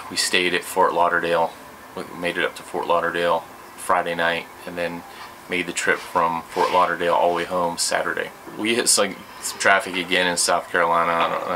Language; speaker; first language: English; native; English